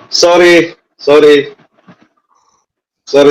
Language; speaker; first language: Hindi; non-native, learner; Bangla